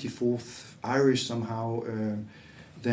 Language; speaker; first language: English; non-native, fluent; Danish